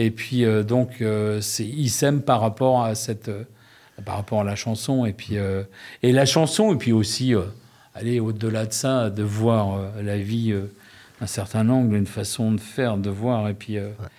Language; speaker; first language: French; native; French